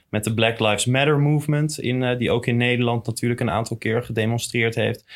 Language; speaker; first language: Dutch; native; Dutch